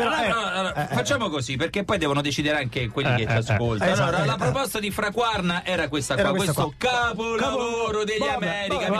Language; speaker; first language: Italian; native; Italian